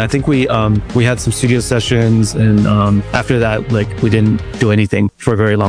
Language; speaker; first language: English; native; English